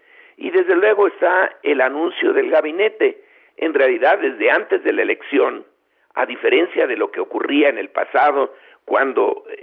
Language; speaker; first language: Spanish; native; Spanish